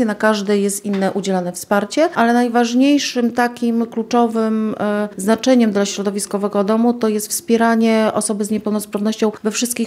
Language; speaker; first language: Polish; native; Polish